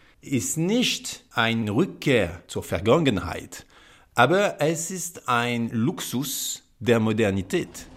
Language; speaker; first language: German; non-native, learner; French